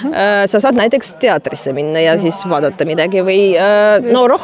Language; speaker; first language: Estonian; non-native, fluent; Russian